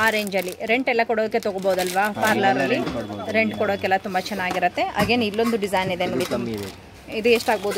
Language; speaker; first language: Kannada; native; Kannada